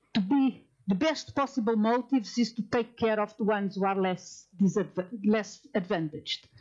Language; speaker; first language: English; non-native, fluent; Portuguese